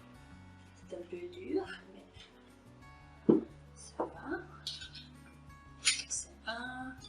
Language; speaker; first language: French; non-native, fluent; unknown